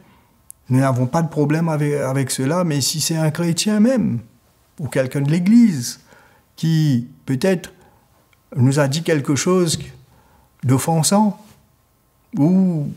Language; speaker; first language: French; native; French